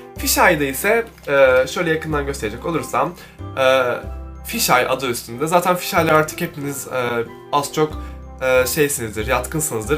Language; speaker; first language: Turkish; native; Turkish